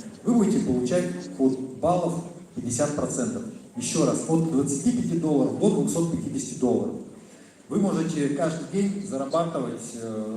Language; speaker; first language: Russian; native; Russian